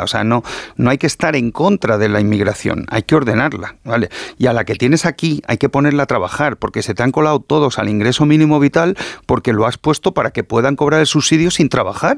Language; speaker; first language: Spanish; native; Spanish